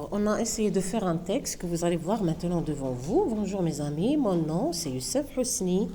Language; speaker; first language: French; non-native, local second language; Arabic